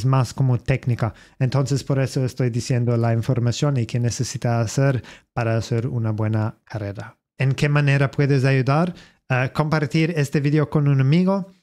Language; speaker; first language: Spanish; non-native, learner; English